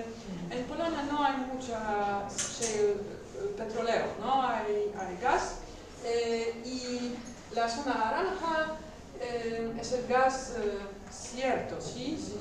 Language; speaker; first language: Spanish; non-native, learner; Polish